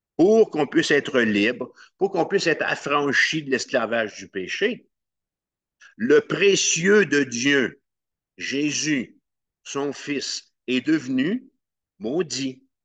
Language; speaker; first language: French; native; French